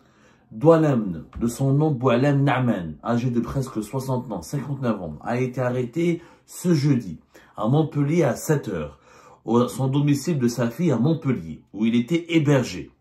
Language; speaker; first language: French; non-native, local second language; Arabic